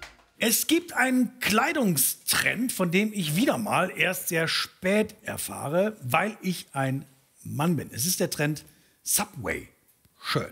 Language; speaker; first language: German; native; German